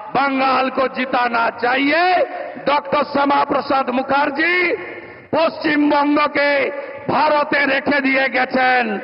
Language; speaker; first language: Hindi; non-native, local second language; Bangla